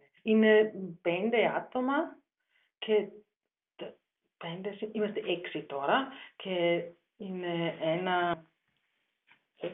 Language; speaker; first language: Greek; non-native, learner; German